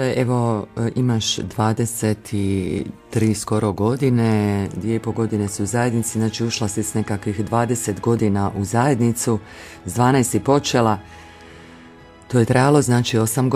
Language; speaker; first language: Croatian; native; Croatian